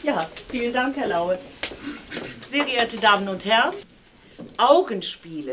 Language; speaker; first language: German; native; German